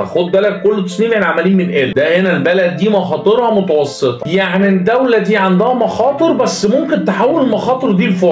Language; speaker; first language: Arabic; native; Arabic